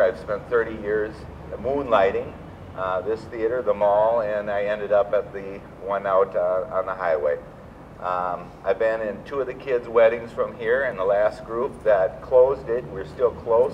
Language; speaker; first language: English; native; English